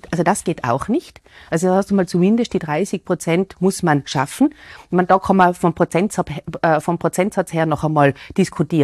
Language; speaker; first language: German; native; German